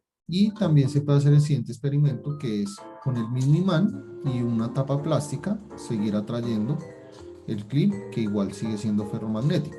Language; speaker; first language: Spanish; native; Spanish